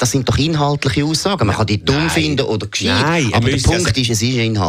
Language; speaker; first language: German; native; German